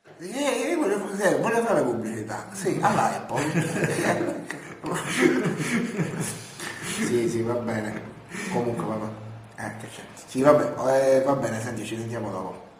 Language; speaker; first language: Italian; native; Italian